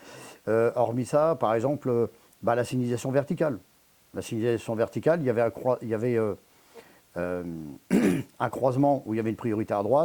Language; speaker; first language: French; native; French